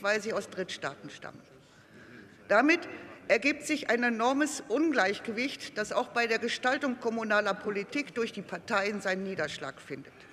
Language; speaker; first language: German; native; German